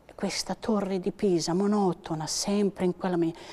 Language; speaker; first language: Italian; native; Italian